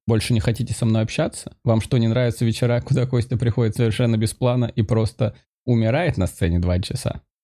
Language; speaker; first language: Russian; native; Russian